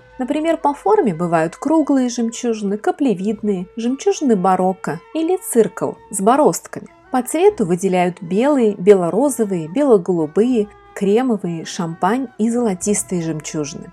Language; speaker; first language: Russian; native; Russian